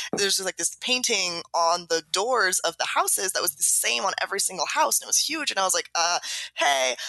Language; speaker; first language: English; native; English